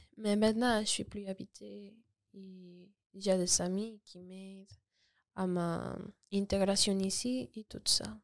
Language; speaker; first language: French; non-native, learner; Spanish